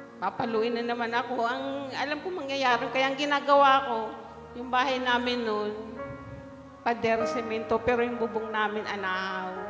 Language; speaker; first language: Filipino; non-native, local second language; Bikol